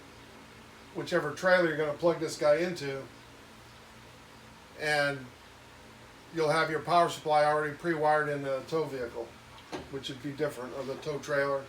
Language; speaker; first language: English; native; English